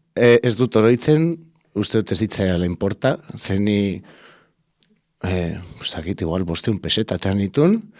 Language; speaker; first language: Basque; non-native, local second language; Spanish